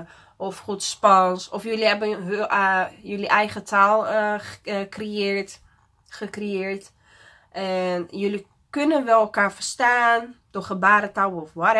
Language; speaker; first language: Dutch; non-native, fluent; Portuguese